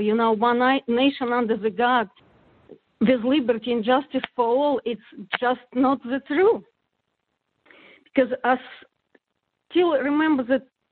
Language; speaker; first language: English; non-native, fluent; Russian